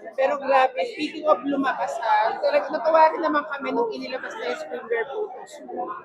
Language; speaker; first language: Filipino; native; Filipino